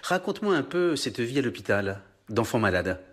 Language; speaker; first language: French; native; French